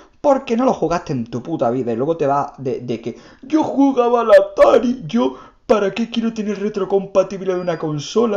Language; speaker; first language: Spanish; native; Spanish